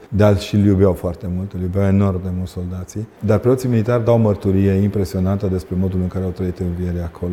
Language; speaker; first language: Romanian; native; Romanian